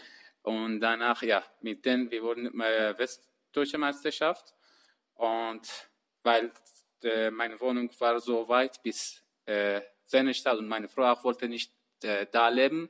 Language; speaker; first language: German; non-native, learner; Persian